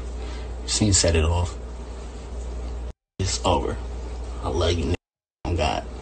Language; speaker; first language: English; native; English